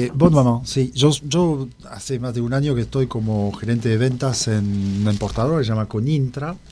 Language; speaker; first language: Spanish; non-native, fluent; French